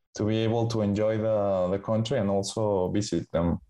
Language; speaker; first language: English; non-native, fluent; Spanish